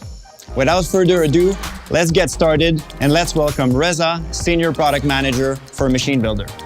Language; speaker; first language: English; non-native, local second language; French